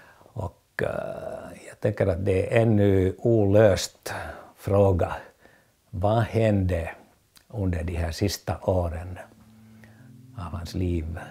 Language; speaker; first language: Swedish; non-native, fluent; Finnish